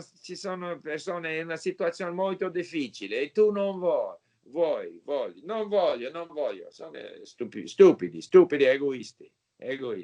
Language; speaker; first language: Italian; non-native, learner; English